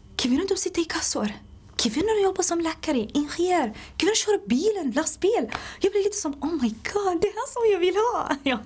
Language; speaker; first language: Swedish; non-native, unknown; Somali